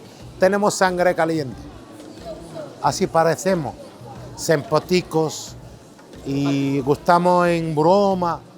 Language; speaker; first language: Spanish; non-native, learner; Turkish